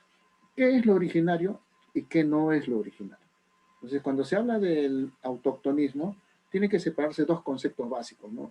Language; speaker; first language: Spanish; native; Spanish